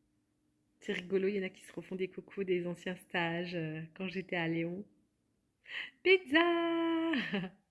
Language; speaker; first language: French; native; French